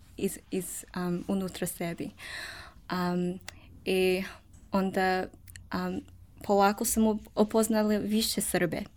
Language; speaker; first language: Serbian; non-native, learner; English